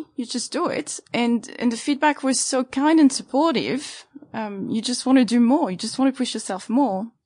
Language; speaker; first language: English; non-native, fluent; French